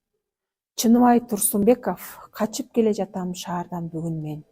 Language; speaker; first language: Kyrgyz; native; Kyrgyz